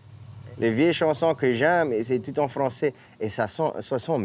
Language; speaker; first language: French; non-native, local second language; English